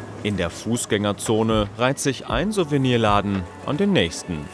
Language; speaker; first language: German; native; German